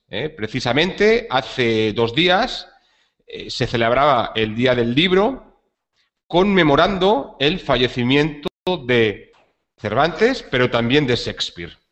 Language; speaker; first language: Spanish; native; Spanish